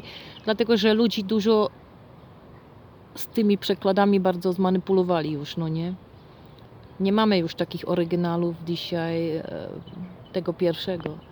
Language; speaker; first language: Polish; non-native, fluent; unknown